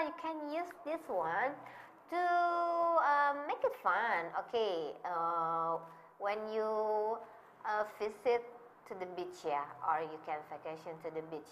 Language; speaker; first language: English; non-native, learner; Indonesian